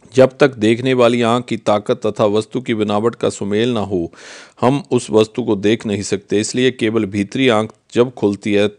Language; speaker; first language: Hindi; non-native, local second language; Punjabi